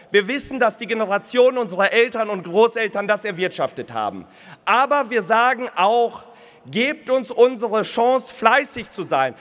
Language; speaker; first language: German; early bilingual, other home language; Polish